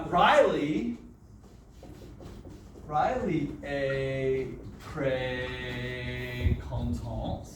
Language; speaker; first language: French; non-native, fluent; English